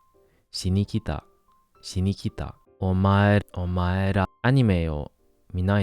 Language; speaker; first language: Japanese; non-native, learner; English